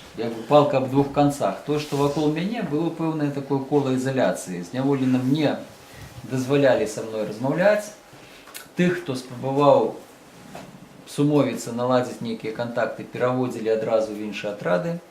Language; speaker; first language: Belarusian; native; Belarusian